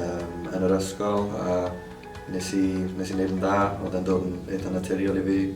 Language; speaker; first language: Welsh; non-native, local second language; English